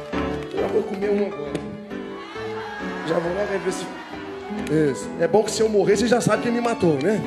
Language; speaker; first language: Portuguese; native; Portuguese